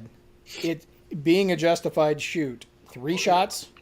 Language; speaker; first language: English; native; English